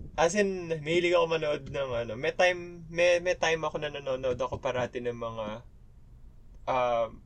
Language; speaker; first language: Filipino; native; Filipino